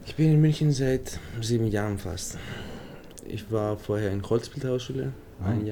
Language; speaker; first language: German; non-native, fluent; Greek